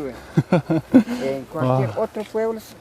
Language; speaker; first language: Spanish; non-native, local second language; Kʼicheʼ